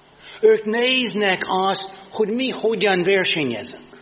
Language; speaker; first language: Hungarian; non-native, learner; English